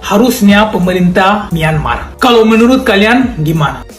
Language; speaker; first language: Indonesian; non-native, fluent; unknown